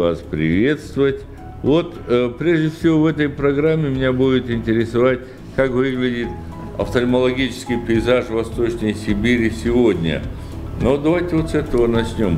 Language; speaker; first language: Russian; native; Russian